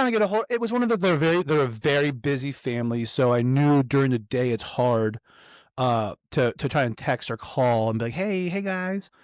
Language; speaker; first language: English; native; English